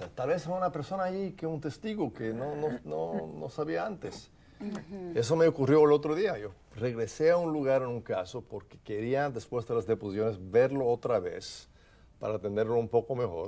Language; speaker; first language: Spanish; non-native, fluent; English